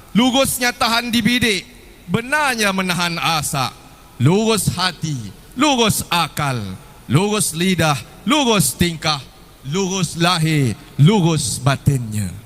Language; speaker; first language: Malay; native; Malay